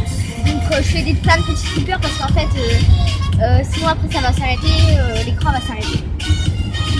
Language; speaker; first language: French; native; French